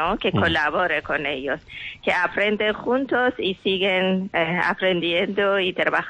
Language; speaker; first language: Spanish; non-native, learner; Persian